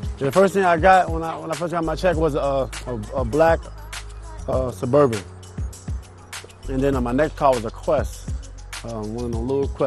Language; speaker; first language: English; native; English